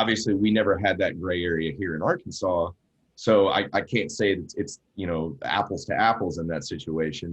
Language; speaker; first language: English; native; English